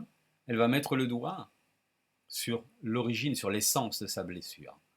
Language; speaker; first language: French; native; French